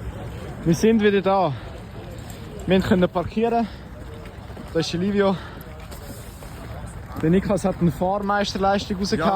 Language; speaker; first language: German; native; German